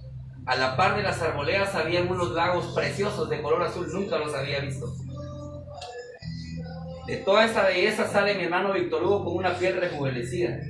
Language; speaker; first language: Spanish; native; Spanish